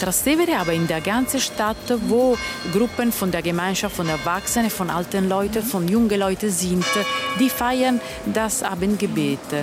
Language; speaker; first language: German; non-native, learner; Italian